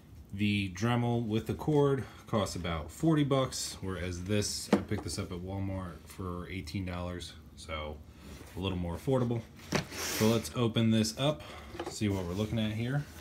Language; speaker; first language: English; native; English